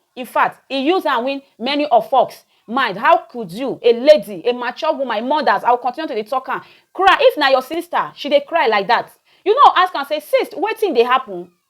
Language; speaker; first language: Nigerian Pidgin; native; Nigerian Pidgin